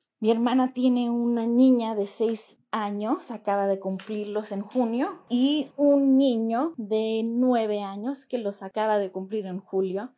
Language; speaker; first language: Spanish; early bilingual, heritage; Spanish